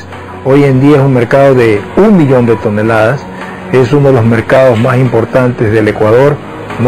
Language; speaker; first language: Spanish; native; Spanish